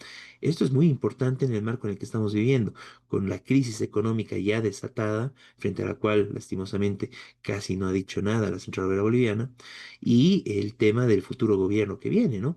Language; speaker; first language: Spanish; native; Spanish